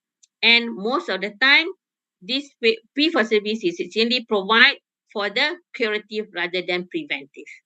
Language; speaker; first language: English; non-native, local second language; Malay